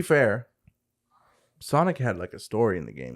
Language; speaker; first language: English; native; English